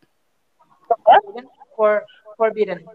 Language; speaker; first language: English; non-native, learner; Indonesian